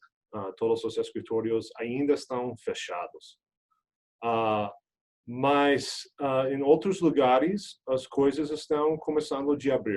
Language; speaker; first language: Portuguese; non-native, fluent; English